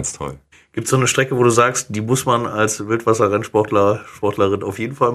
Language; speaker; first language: German; native; German